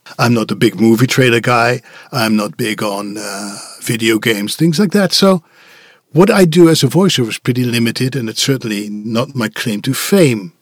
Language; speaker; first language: English; non-native, fluent; Dutch